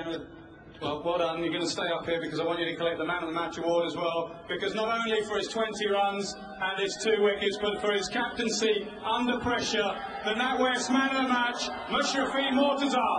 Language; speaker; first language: English; native; English